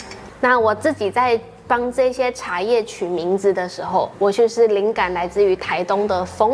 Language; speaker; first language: Chinese; native; Chinese